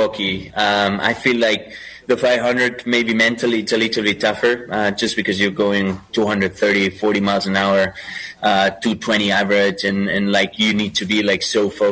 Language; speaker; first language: English; non-native, fluent; Spanish